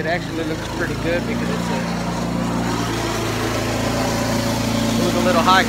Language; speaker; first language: English; native; English